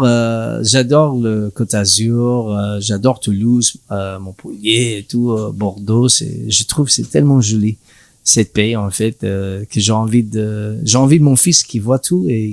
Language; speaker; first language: French; non-native, learner; English